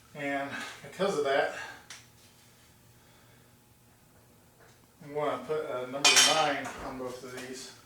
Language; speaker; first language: English; native; English